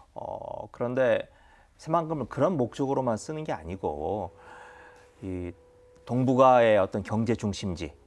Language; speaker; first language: Korean; native; Korean